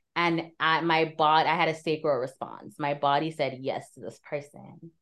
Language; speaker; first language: English; native; English